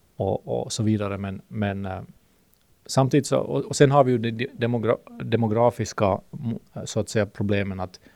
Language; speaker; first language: Swedish; native; Swedish